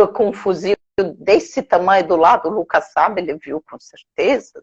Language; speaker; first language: Portuguese; non-native, fluent; Arabic